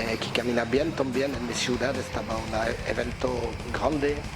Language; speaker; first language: Spanish; non-native, learner; French